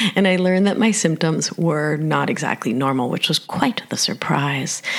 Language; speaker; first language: English; early bilingual, other home language; Spanish